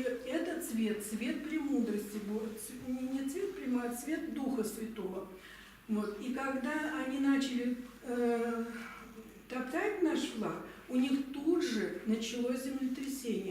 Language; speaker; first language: Russian; native; Russian